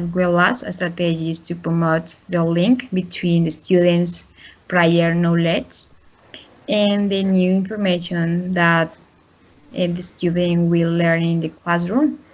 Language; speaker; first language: English; non-native, learner; Spanish